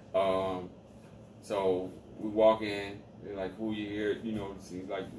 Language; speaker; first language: English; native; English